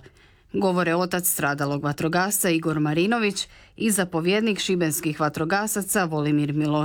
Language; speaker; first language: Serbian; native; Serbian